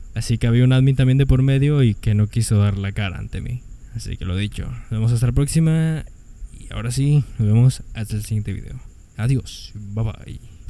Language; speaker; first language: Spanish; native; Spanish